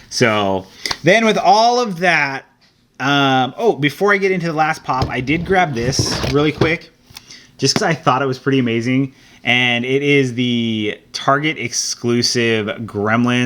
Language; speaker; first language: English; native; English